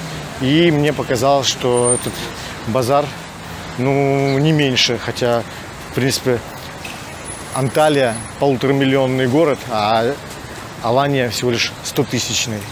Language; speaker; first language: Russian; native; Russian